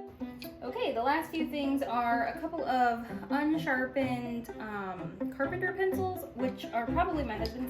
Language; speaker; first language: English; native; English